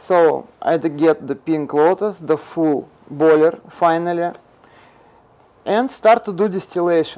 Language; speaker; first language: English; non-native, learner; Russian